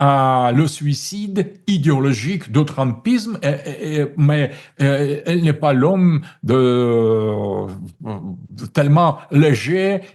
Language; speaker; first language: French; non-native, fluent; Russian